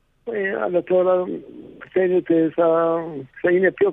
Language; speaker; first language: Greek; early bilingual, heritage; Greek